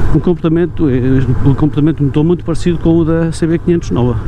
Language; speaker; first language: Portuguese; native; Portuguese